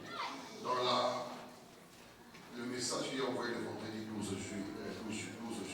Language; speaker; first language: French; non-native, local second language; Lingala